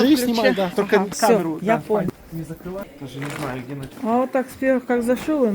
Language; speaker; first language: Russian; native; Russian